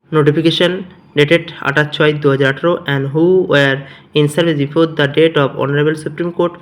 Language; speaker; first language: English; non-native, local second language; Bangla